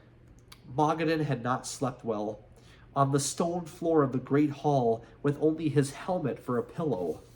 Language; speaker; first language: English; native; English